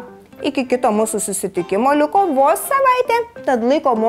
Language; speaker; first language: Lithuanian; native; Lithuanian